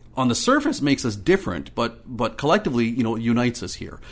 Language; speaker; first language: English; native; English